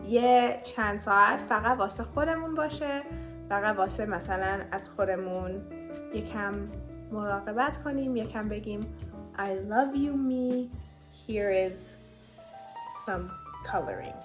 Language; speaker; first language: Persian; early bilingual, heritage; Persian